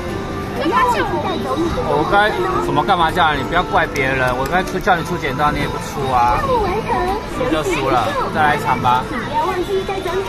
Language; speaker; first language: Chinese; native; Chinese